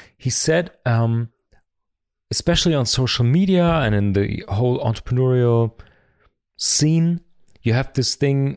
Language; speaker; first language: English; non-native, fluent; German